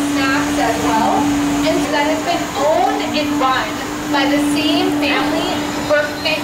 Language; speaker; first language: English; native; English